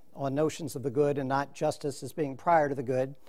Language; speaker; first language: English; native; English